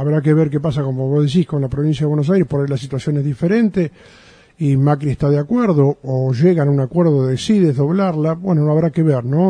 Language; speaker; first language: Spanish; native; Spanish